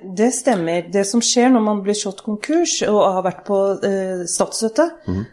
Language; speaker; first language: Norwegian; early bilingual, other home language; Urdu